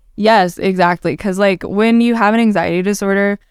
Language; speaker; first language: English; native; English